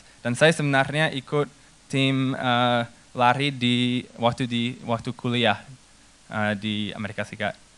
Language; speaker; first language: Indonesian; non-native, fluent; English